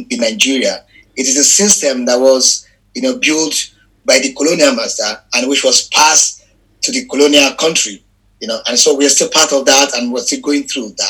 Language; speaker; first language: English; non-native, local second language; Yoruba